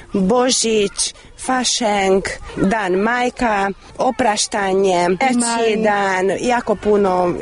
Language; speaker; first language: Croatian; non-native, local second language; Hungarian